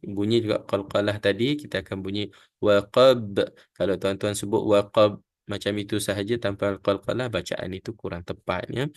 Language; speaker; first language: Malay; native; Malay